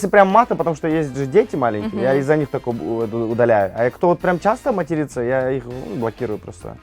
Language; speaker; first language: Russian; native; Russian